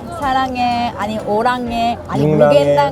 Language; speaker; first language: Korean; non-native, learner; Japanese